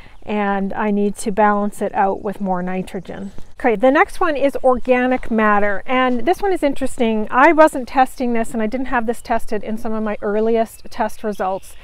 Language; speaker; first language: English; native; English